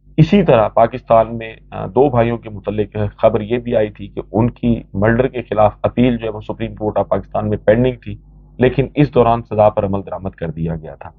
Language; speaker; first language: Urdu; native; Urdu